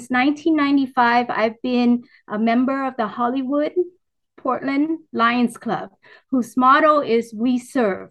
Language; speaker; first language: English; early bilingual, other home language; Vietnamese